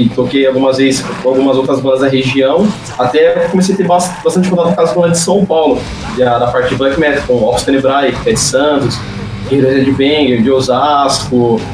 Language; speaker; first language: Portuguese; native; Portuguese